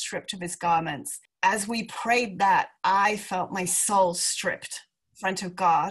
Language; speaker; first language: English; native; English